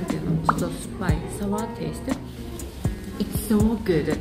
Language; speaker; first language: Japanese; native; Japanese